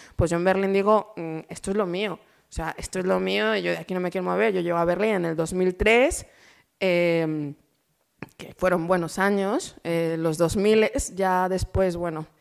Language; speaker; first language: Spanish; native; Spanish